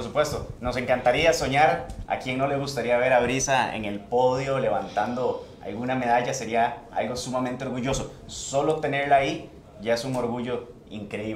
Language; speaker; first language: Spanish; native; Spanish